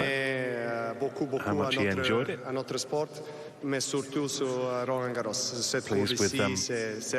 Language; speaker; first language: French; non-native, learner; Serbian